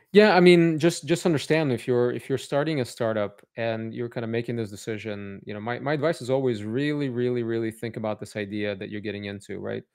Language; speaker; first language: English; native; English